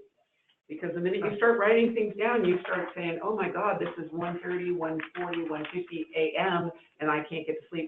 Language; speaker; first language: English; native; English